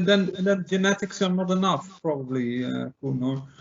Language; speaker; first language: English; non-native, fluent; Dutch